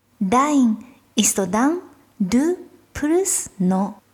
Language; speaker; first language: German; non-native, fluent; Japanese